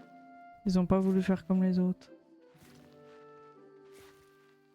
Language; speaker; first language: French; native; French